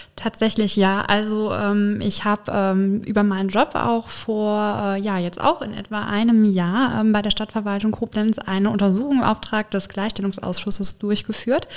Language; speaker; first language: German; native; German